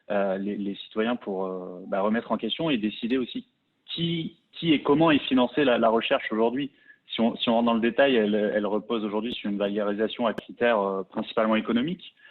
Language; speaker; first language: French; native; French